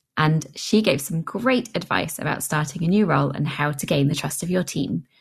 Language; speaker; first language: English; native; English